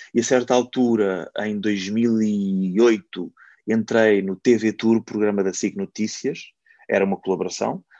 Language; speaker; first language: Portuguese; native; Portuguese